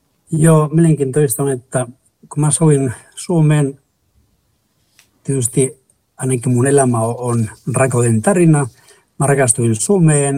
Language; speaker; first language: Finnish; non-native, fluent; Spanish